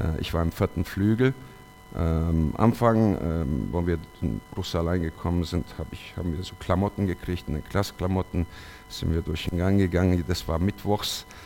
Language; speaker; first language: German; early bilingual, other home language; Turkish